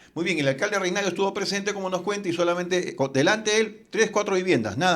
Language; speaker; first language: Spanish; native; Spanish